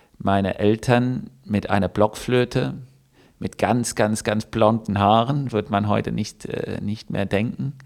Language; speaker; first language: German; non-native, fluent; English